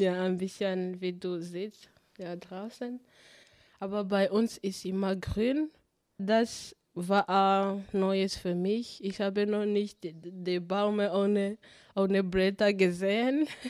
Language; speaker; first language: German; non-native, learner; Kinyarwanda